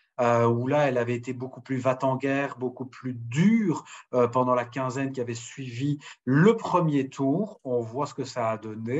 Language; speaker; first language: French; native; French